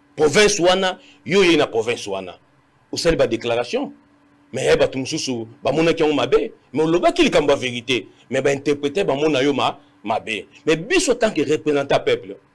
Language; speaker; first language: Lingala; non-native, local second language; Luba-Lulua